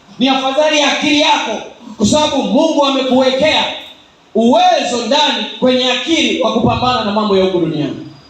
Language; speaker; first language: Swahili; native; Swahili